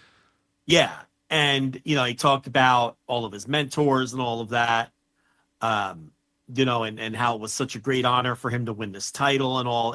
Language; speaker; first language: English; native; English